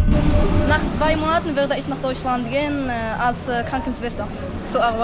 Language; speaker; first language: German; non-native, learner; Arabic